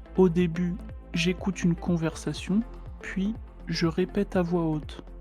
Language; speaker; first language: French; native; French